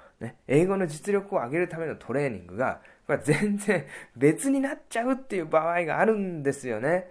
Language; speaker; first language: Japanese; native; Japanese